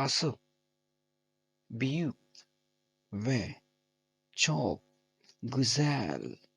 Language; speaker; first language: Turkish; non-native, fluent; Urdu